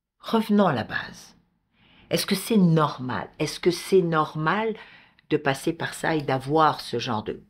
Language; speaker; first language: French; native; French